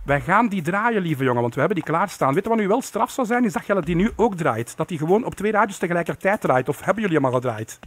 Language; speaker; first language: Dutch; native; Dutch